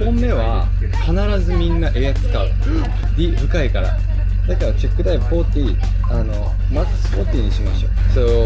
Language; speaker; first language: Japanese; native; Japanese